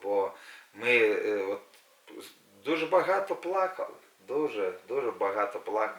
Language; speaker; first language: Ukrainian; non-native, local second language; Russian